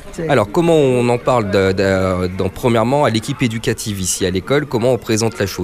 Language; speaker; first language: French; native; French